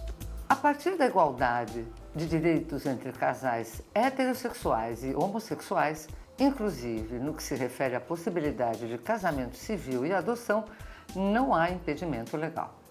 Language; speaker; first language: Portuguese; native; Portuguese